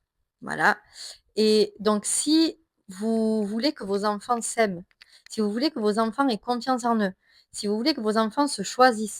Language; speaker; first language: French; native; French